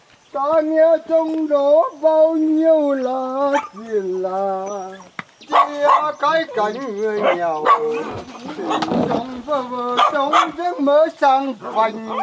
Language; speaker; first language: Vietnamese; native; Vietnamese